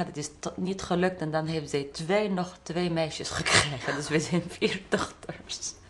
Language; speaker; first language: Dutch; non-native, fluent; Arabic